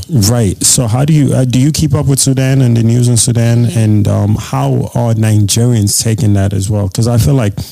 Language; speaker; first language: English; non-native, local second language; Yoruba